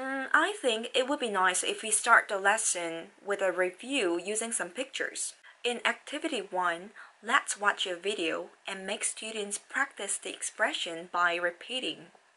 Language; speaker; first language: English; non-native, fluent; Korean